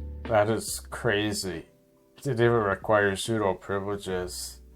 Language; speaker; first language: English; native; English